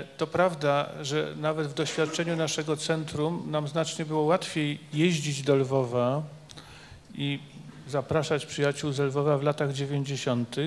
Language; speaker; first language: Polish; native; Polish